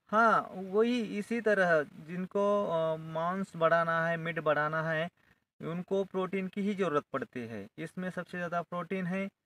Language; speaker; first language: Hindi; non-native, local second language; Marathi